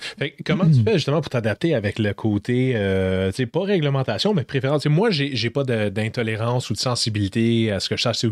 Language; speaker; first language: French; native; French